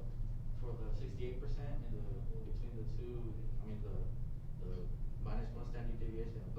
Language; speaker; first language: English; native; English